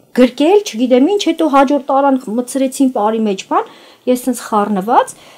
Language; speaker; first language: Armenian; native; Armenian